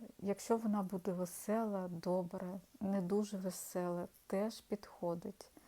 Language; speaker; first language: Ukrainian; non-native, local second language; Russian